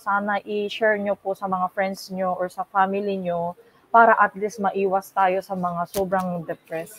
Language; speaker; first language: Filipino; non-native, fluent; Korean